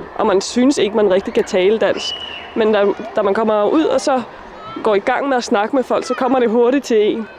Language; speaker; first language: Danish; early bilingual, other home language; Icelandic